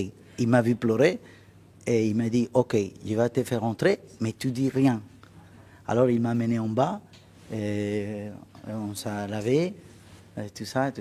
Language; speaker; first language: French; non-native, fluent; Spanish